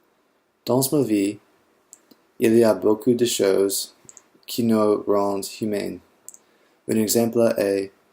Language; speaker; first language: French; non-native, learner; English